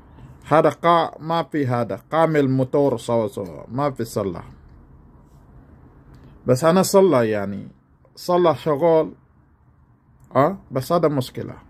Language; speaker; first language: Arabic; non-native, learner; Filipino